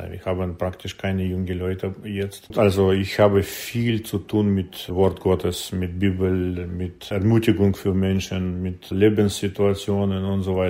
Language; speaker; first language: German; non-native, learner; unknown